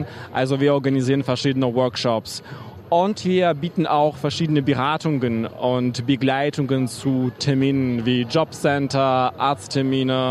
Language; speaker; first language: German; non-native, fluent; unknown